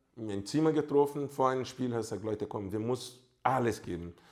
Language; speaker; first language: German; non-native, fluent; Portuguese